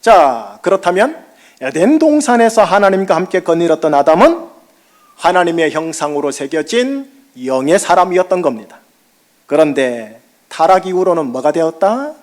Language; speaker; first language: Korean; native; Korean